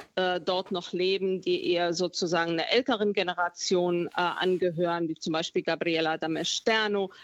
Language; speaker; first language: German; early bilingual, other home language; Romanian